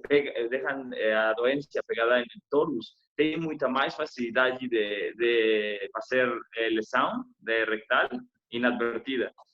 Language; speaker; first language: Spanish; non-native, learner; Portuguese